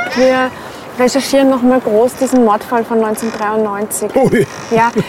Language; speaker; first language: German; native; German